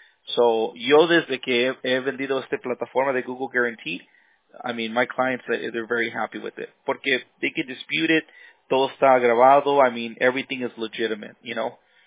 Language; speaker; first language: English; early bilingual, other home language; Spanish